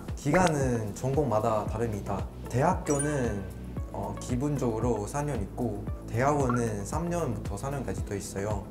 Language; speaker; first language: Korean; non-native, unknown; Malay